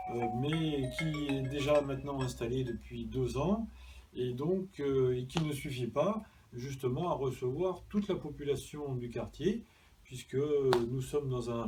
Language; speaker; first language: French; native; French